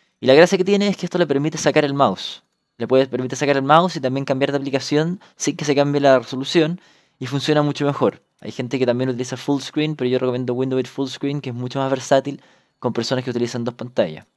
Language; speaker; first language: Spanish; native; Spanish